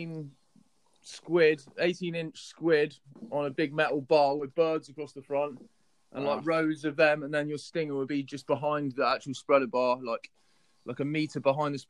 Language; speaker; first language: English; native; English